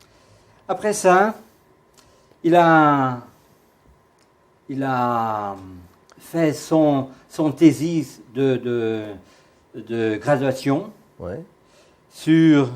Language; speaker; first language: French; non-native, fluent; Portuguese